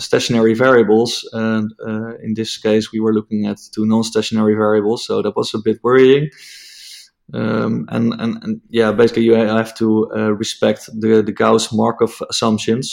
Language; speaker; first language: English; non-native, fluent; Dutch